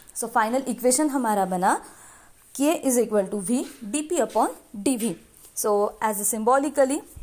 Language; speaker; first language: Hindi; non-native, local second language; Marathi